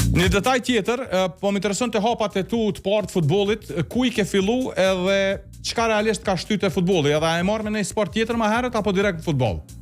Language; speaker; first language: Albanian; native; Albanian